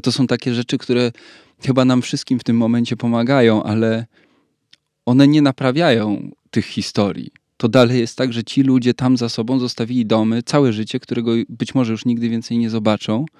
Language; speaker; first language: Polish; native; Polish